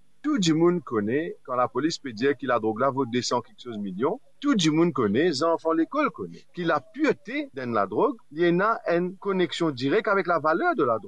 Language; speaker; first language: French; non-native, local second language; Morisyen